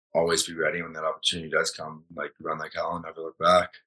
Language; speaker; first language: English; native; English